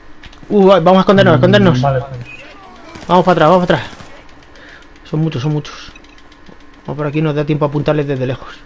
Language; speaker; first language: Spanish; native; Spanish